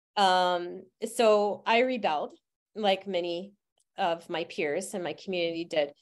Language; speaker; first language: English; native; English